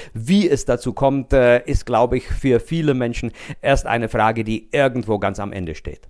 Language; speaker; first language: German; non-native, fluent; Czech